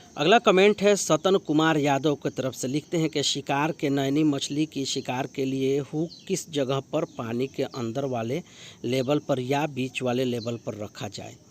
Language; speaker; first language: Hindi; native; Hindi